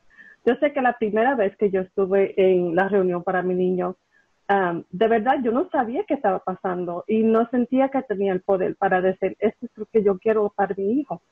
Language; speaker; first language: Spanish; early bilingual, heritage; Spanish